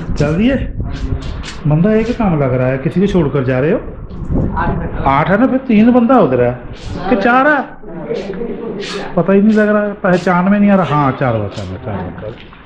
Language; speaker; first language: Hindi; non-native, local second language; Punjabi